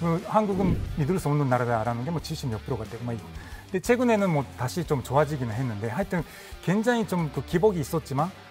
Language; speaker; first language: Korean; non-native, fluent; Japanese